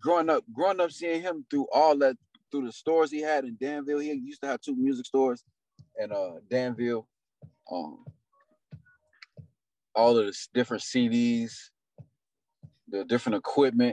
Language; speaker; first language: English; native; English